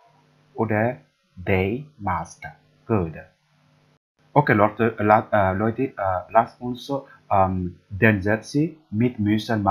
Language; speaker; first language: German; non-native, learner; English